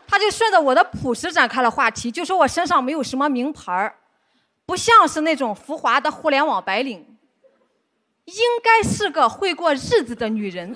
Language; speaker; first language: Chinese; native; Chinese